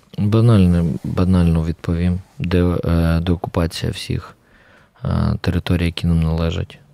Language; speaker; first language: Ukrainian; native; Ukrainian